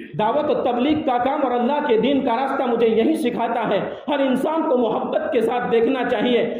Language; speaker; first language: Urdu; non-native, local second language; Gujarati